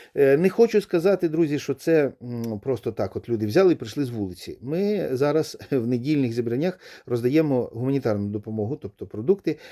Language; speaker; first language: Ukrainian; non-native, local second language; Russian